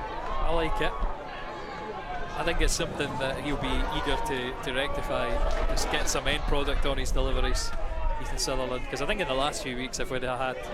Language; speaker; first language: English; native; English